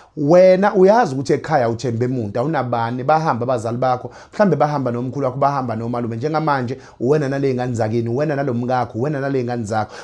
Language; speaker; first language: Zulu; native; Zulu